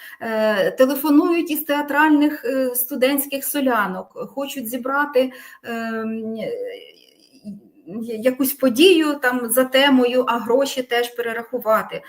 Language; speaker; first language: Ukrainian; native; Ukrainian